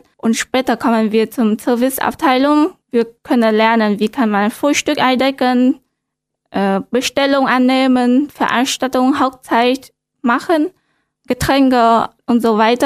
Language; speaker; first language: German; non-native, learner; Vietnamese